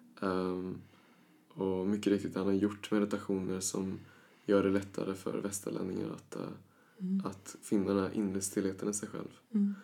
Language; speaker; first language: Swedish; early bilingual, other home language; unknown